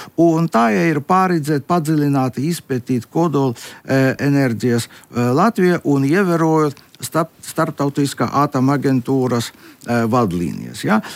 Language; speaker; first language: Latvian; non-native, local second language; Russian